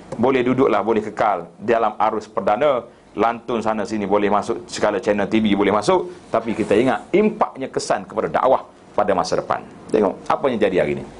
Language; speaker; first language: Malay; native; Malay